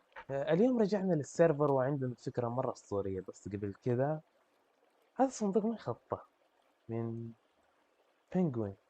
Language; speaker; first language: Arabic; native; Arabic